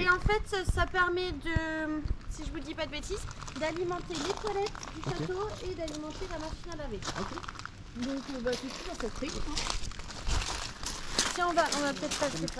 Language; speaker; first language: French; native; French